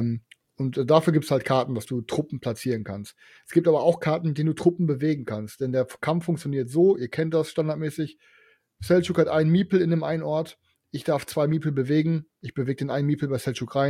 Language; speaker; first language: German; native; German